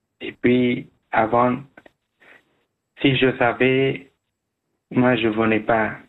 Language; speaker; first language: French; non-native, learner; Persian